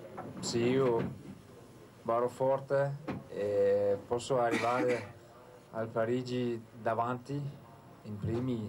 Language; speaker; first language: Italian; non-native, fluent; Danish